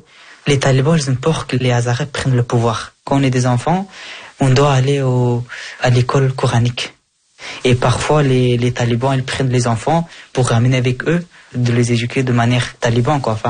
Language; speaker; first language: French; early bilingual, other home language; Persian